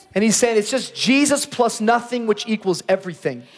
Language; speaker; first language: English; native; English